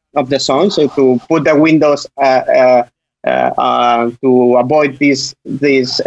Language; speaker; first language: English; non-native, fluent; Spanish